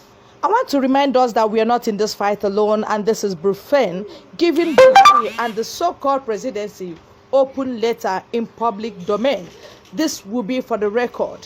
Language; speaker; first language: English; non-native, local second language; Igbo